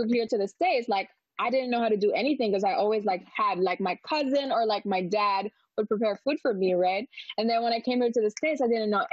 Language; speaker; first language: English; non-native, local second language; Filipino